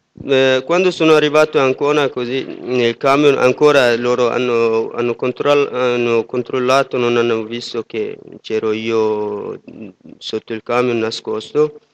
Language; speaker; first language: Italian; non-native, fluent; Persian